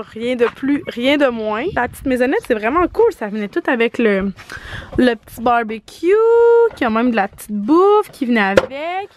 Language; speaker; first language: French; native; French